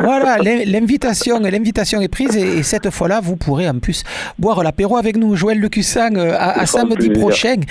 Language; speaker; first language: French; native; French